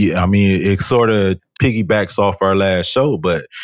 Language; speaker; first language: English; native; English